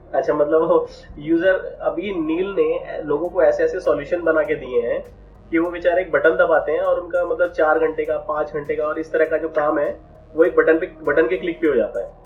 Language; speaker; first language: Hindi; native; Hindi